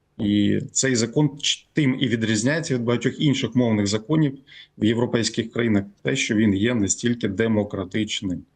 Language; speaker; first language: Ukrainian; native; Ukrainian